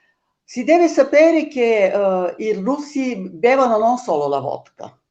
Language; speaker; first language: Italian; non-native, fluent; Bulgarian